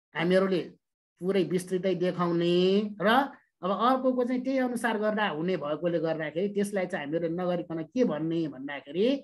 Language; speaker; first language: Nepali; native; Nepali